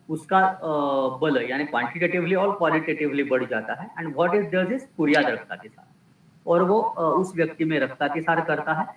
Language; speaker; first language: Hindi; non-native, local second language; Marathi